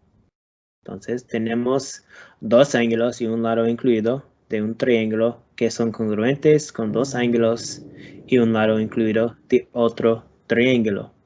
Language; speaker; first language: Spanish; non-native, learner; English